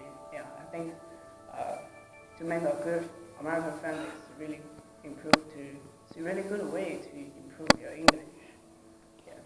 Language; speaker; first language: English; non-native, learner; Chinese